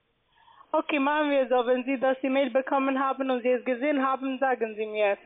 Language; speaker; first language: German; non-native, fluent; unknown